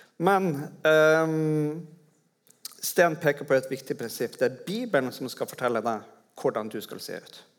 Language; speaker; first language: Norwegian; native; Norwegian